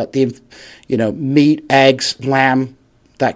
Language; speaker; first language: English; native; English